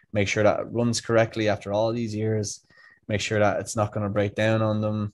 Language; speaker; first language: English; native; English